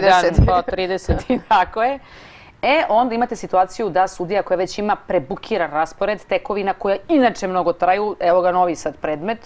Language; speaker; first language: Croatian; native; Croatian